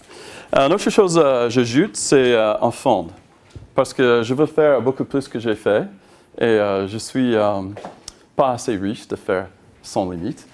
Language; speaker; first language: French; non-native, learner; English